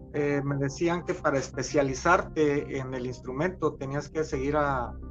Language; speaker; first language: Spanish; native; Spanish